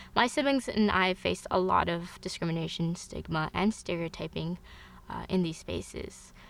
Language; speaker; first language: English; native; English